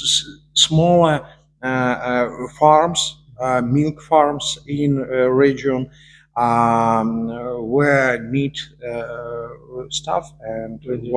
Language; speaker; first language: English; non-native, learner; Russian